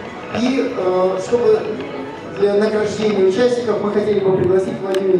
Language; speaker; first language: Russian; native; Russian